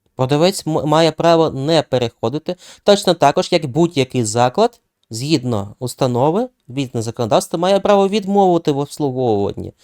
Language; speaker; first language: Ukrainian; non-native, local second language; Russian